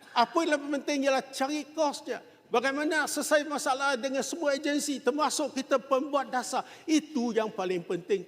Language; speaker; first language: Malay; non-native, local second language; Chinese